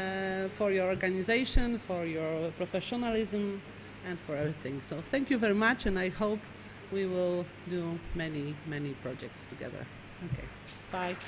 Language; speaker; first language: English; non-native, fluent; Polish